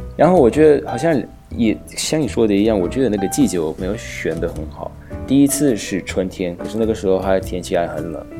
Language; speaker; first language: Chinese; non-native, fluent; Hungarian